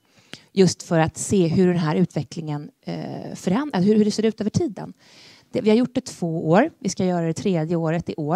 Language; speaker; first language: Swedish; native; Swedish